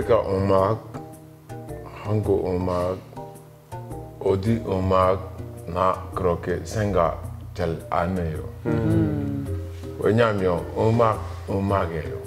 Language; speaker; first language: Korean; non-native, learner; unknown